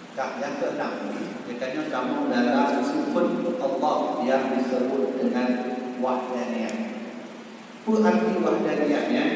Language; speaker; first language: Malay; non-native, local second language; Achinese